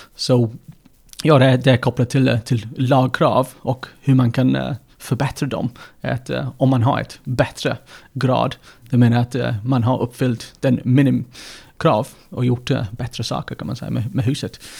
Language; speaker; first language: Swedish; non-native, fluent; English